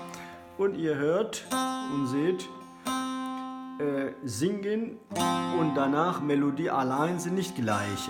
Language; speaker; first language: German; non-native, fluent; Kurdish